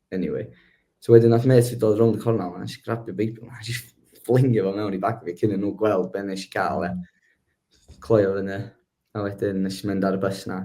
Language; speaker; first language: Welsh; native; Welsh